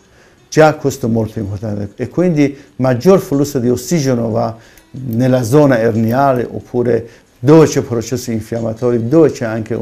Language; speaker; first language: Italian; non-native, fluent; Persian